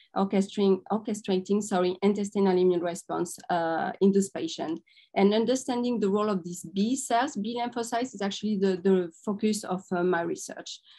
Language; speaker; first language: English; non-native, fluent; French